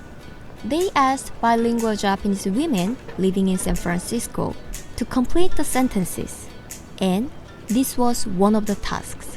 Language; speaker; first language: English; non-native, fluent; Korean